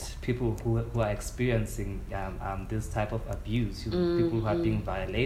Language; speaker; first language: English; non-native, local second language; Xhosa